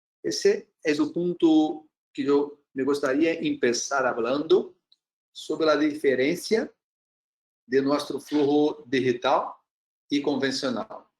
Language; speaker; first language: Spanish; non-native, learner; Portuguese